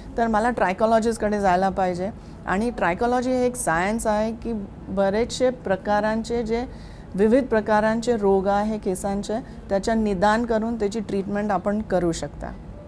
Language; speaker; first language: Marathi; non-native, local second language; Hindi